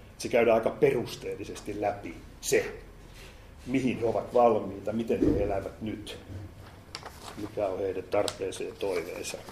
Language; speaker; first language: Finnish; native; Finnish